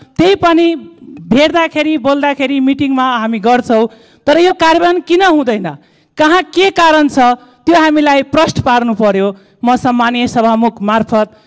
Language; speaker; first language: Nepali; non-native, local second language; Dangaura Tharu